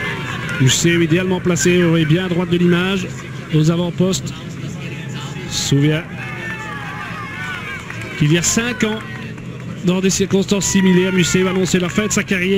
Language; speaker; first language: French; native; French